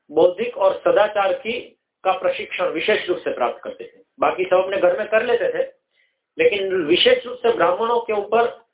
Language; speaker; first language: Hindi; non-native, local second language; Gujarati